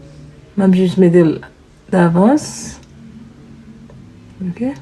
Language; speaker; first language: French; non-native, learner; Haitian Creole